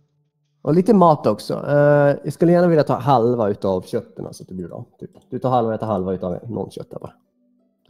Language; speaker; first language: Swedish; native; Swedish